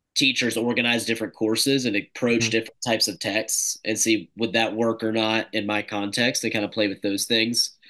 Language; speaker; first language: English; native; English